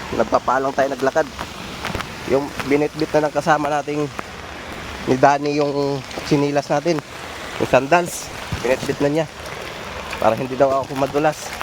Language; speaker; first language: Filipino; non-native, local second language; Cebuano